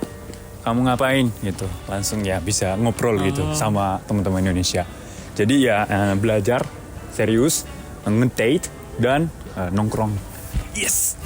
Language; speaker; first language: Indonesian; non-native, fluent; Japanese